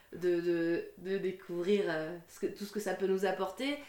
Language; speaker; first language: French; native; French